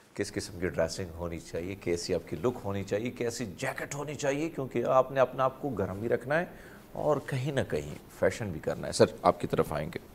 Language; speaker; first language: Urdu; non-native, local second language; Punjabi